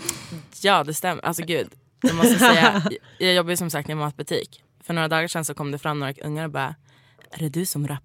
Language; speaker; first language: Swedish; native; Swedish